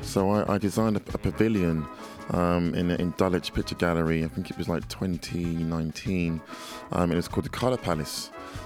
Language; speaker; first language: English; native; English